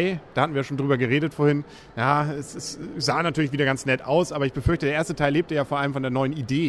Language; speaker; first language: German; native; German